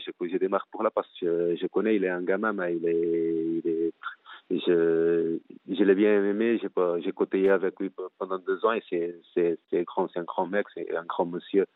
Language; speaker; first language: French; non-native, fluent; Portuguese